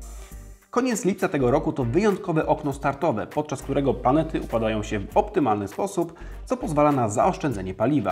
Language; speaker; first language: Polish; native; Polish